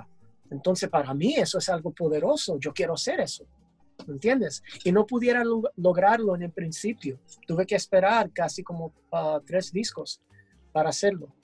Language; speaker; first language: Spanish; early bilingual, heritage; English